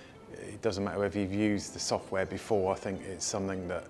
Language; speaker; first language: English; native; English